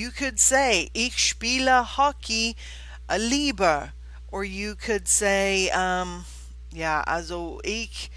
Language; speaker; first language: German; non-native, fluent; English